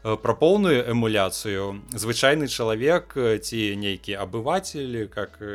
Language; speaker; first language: Belarusian; non-native, local second language; Russian